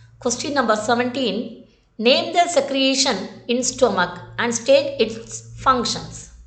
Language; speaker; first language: English; non-native, local second language; Tamil